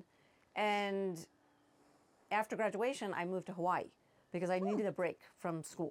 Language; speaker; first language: English; native; English